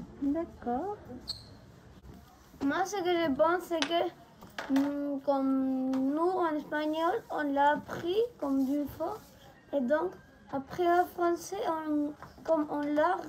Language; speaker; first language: French; non-native, local second language; Spanish